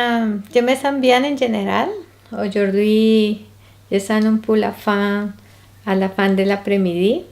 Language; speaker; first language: French; non-native, learner; Spanish